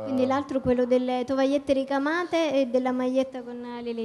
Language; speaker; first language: Italian; native; Italian